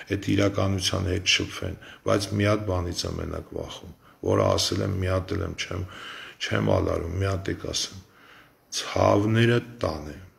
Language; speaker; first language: Armenian; native; Armenian